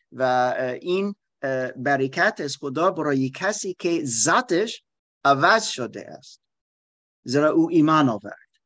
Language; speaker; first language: Persian; non-native, learner; German